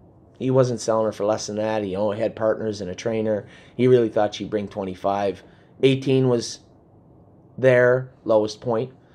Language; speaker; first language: English; native; English